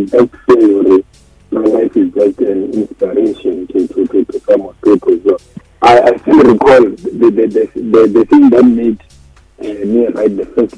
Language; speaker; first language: English; non-native, local second language; Northern Sotho